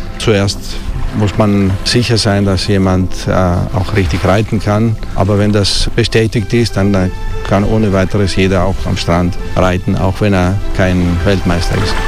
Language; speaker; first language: German; non-native, fluent; Italian